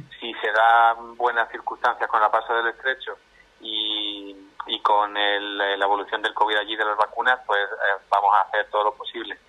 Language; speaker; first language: Spanish; native; Spanish